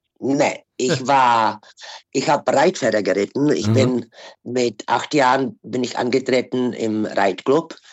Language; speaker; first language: German; non-native, fluent; Czech